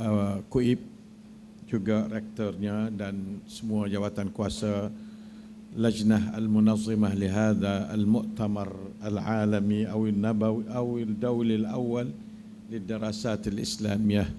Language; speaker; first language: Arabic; non-native, fluent; Malay